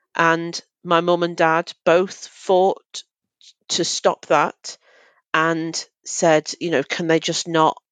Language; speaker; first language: English; native; English